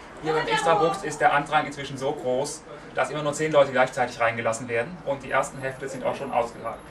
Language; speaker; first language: German; native; German